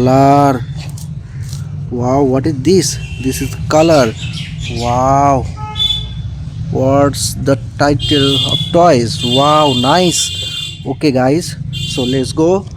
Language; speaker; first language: English; non-native, learner; Indonesian